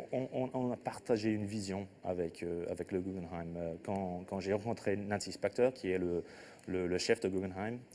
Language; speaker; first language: French; non-native, fluent; English